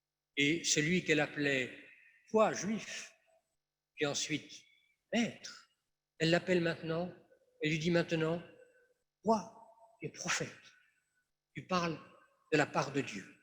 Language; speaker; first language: French; native; French